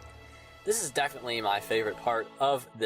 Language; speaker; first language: English; native; English